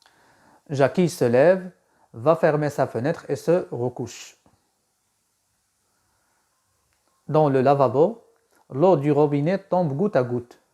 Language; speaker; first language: French; non-native, local second language; Arabic